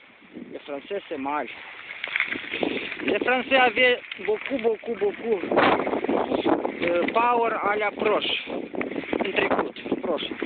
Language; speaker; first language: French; non-native, learner; Romanian